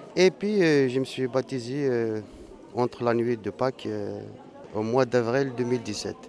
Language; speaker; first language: French; non-native, local second language; Kabyle